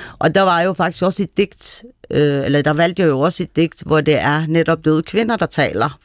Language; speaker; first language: Danish; early bilingual, other home language; Persian